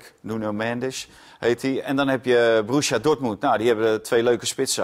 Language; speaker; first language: Dutch; native; Dutch